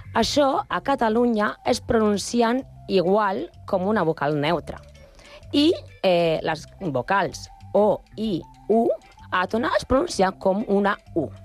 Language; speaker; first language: Catalan; non-native, learner; Spanish